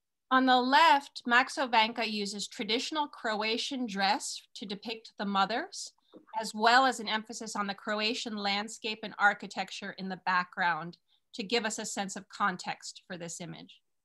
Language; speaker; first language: English; early bilingual, other home language; Spanish